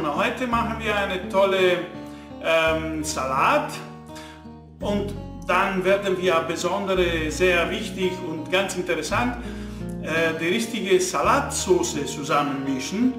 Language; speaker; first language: German; non-native, fluent; Italian